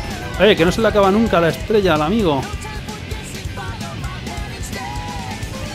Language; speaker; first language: Spanish; native; Spanish